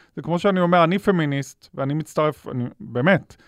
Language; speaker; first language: Hebrew; native; Hebrew